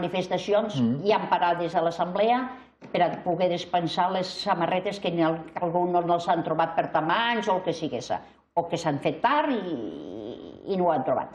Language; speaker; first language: Catalan; native; Catalan